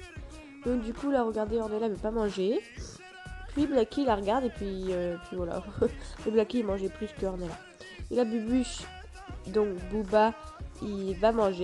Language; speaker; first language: French; native; French